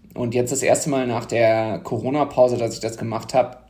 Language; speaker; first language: German; native; German